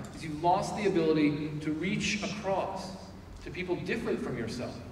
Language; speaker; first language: English; native; English